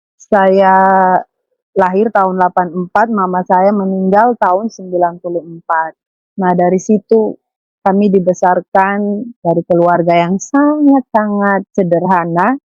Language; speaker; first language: Indonesian; native; Indonesian